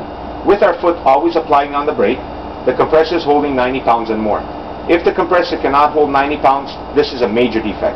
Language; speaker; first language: English; non-native, local second language; French